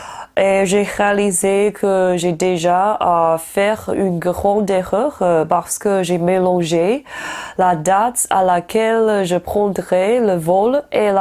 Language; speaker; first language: French; non-native, learner; Chinese